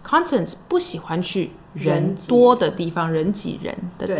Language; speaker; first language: Chinese; non-native, fluent; English